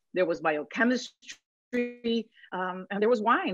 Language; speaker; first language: English; non-native, fluent; Spanish